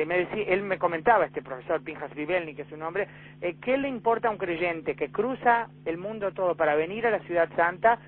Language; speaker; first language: Spanish; native; Spanish